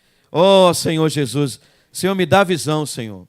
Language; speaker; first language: Portuguese; native; Portuguese